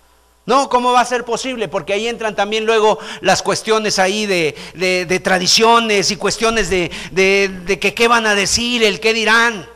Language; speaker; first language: Spanish; native; Spanish